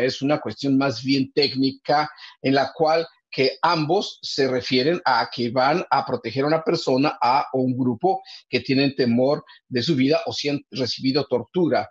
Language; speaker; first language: Spanish; native; Spanish